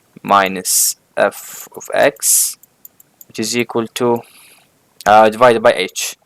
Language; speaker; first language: English; non-native, fluent; Arabic